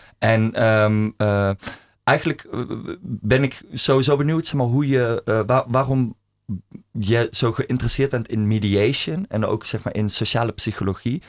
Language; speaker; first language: Dutch; native; Dutch